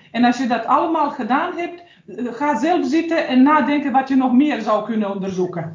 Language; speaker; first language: Dutch; non-native, fluent; Bosnian